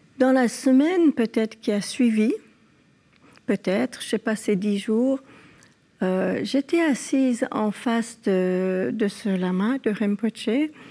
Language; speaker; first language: French; non-native, fluent; English